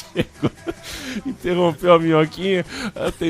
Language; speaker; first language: Portuguese; native; Portuguese